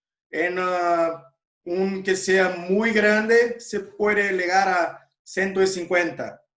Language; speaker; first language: Spanish; non-native, learner; Portuguese